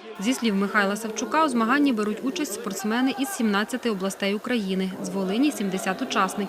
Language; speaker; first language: Ukrainian; native; Ukrainian